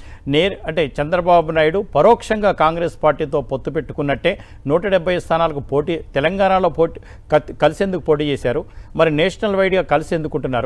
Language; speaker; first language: Telugu; native; Telugu